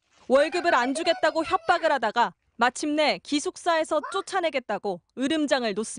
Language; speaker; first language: Korean; native; Korean